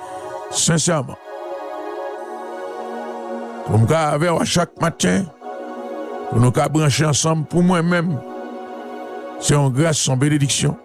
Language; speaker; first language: French; non-native, local second language; Haitian Creole